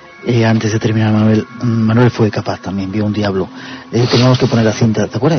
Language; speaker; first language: Spanish; native; Spanish